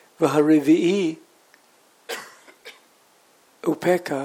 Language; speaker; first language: Hebrew; non-native, fluent; English